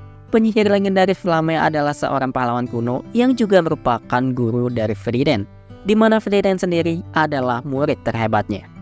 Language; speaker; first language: Indonesian; native; Indonesian